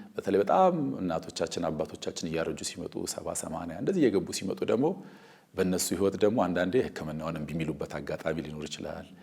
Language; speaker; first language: Amharic; native; Amharic